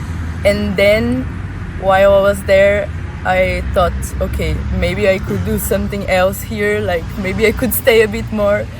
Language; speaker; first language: English; non-native, fluent; Portuguese